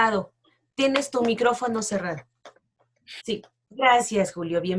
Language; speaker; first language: Spanish; native; Spanish